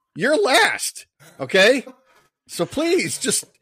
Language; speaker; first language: English; native; English